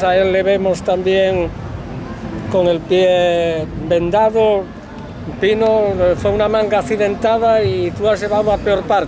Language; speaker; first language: Spanish; native; Spanish